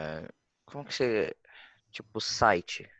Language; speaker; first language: Portuguese; native; Portuguese